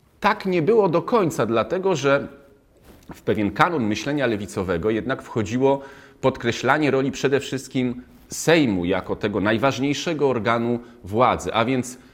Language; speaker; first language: Polish; native; Polish